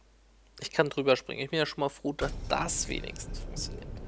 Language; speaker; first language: German; native; German